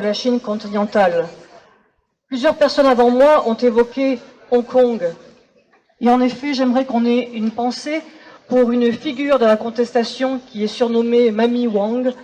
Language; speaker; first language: French; native; French